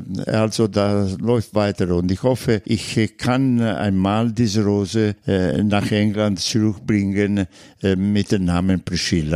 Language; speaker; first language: German; non-native, fluent; Italian